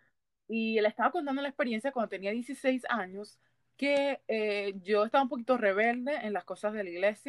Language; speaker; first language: Spanish; early bilingual, heritage; Spanish